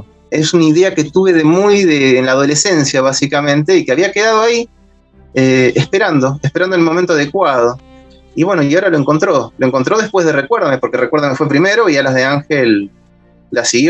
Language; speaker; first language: Spanish; native; Spanish